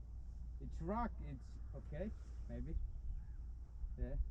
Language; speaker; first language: English; non-native, learner; Finnish